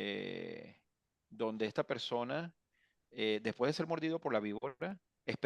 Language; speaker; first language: Spanish; native; Spanish